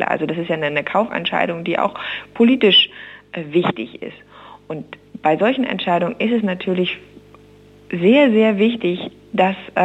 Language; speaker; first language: German; native; German